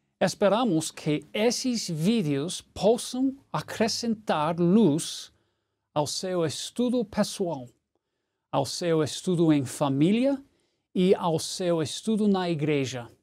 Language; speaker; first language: Portuguese; non-native, fluent; English